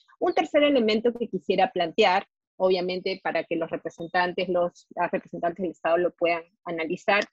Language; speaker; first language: Spanish; native; Spanish